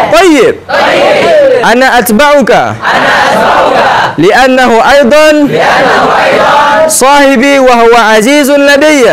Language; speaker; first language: Arabic; non-native, learner; Indonesian